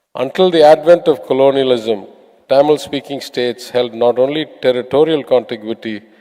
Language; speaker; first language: English; non-native, local second language; Tamil